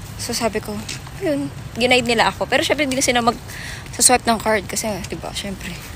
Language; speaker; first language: Filipino; native; Filipino